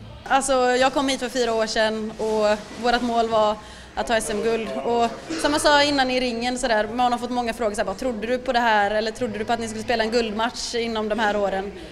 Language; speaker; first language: Swedish; native; Swedish